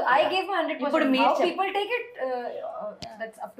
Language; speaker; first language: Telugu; non-native, learner; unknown